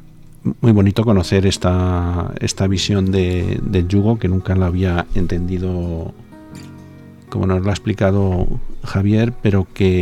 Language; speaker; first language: Spanish; native; Spanish